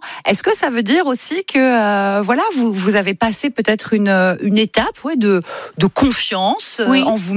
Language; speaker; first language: French; native; French